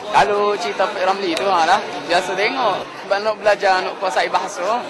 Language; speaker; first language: Malay; non-native, fluent; Arabic